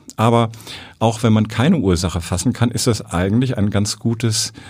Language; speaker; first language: German; native; German